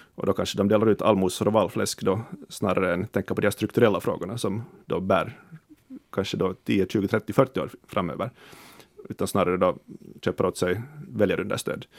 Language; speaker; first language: Swedish; native; Swedish